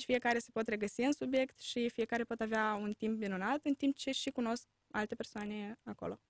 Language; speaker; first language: Romanian; native; Romanian